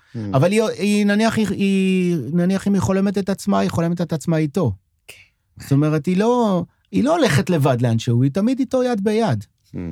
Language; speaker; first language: Hebrew; non-native, local second language; French